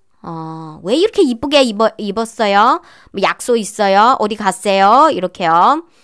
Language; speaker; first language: Korean; non-native, learner; Chinese